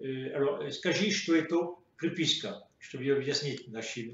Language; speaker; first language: Russian; non-native, fluent; French